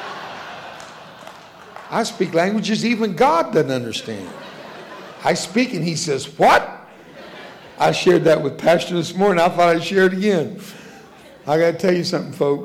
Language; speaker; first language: English; early bilingual, other home language; Spanish